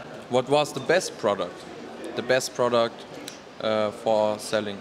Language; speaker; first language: English; non-native, learner; German